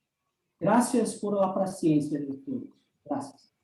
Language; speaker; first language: Spanish; non-native, learner; Portuguese